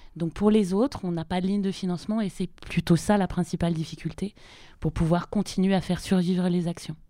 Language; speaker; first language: French; native; French